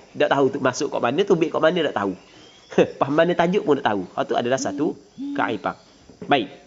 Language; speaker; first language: Malay; native; Malay